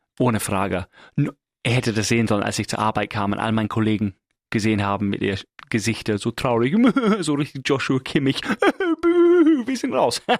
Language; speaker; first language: German; non-native, fluent; English